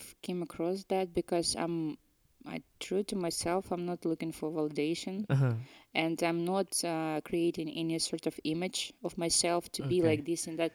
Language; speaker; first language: English; non-native, fluent; Ukrainian